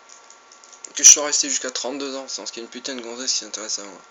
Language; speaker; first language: French; native; French